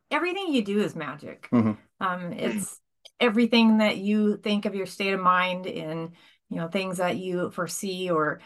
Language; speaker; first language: English; native; English